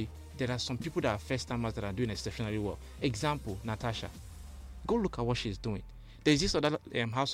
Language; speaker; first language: English; non-native, local second language; Igbo